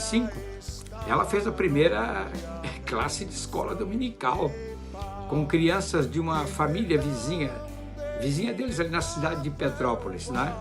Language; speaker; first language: Portuguese; native; Portuguese